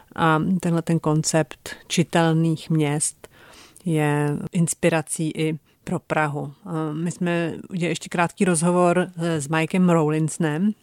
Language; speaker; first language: Czech; native; Czech